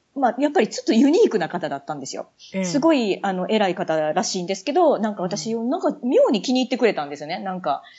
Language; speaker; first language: Japanese; native; Japanese